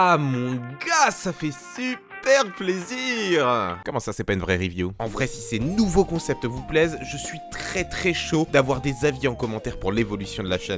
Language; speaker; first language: French; native; French